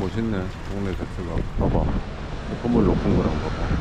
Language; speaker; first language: Korean; native; Korean